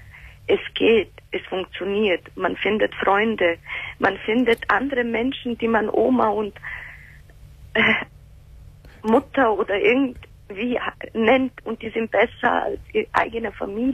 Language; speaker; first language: German; early bilingual, other home language; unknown